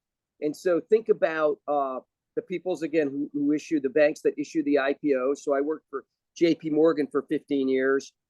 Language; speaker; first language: English; native; English